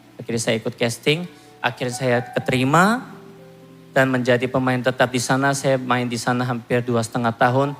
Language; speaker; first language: Indonesian; non-native, fluent; Korean